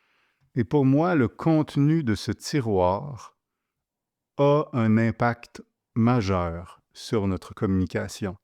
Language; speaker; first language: French; native; French